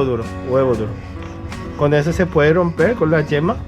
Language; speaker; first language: Spanish; non-native, fluent; Korean